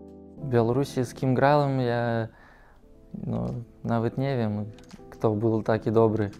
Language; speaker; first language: Polish; non-native, learner; Russian